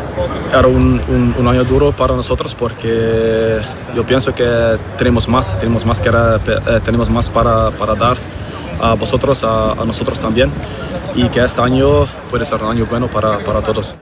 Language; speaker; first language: Spanish; non-native, fluent; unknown